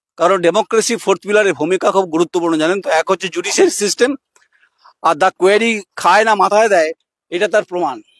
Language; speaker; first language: Bangla; native; Bangla